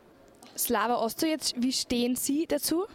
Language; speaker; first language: German; native; German